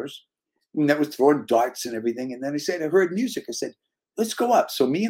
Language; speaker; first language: English; native; English